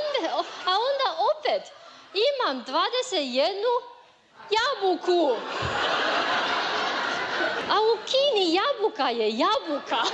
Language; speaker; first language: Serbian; non-native, learner; Chinese